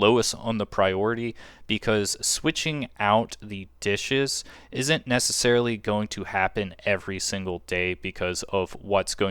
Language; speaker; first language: English; native; English